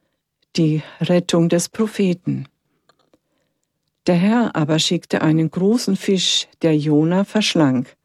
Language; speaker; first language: German; native; German